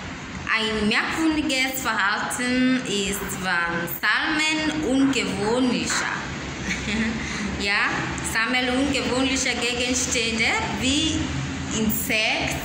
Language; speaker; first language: German; non-native, learner; English